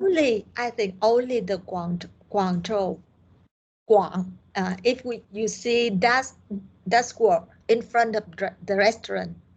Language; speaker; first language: English; non-native, learner; Vietnamese